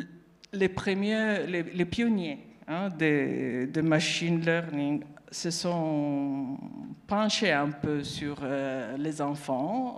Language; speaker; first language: French; non-native, fluent; Italian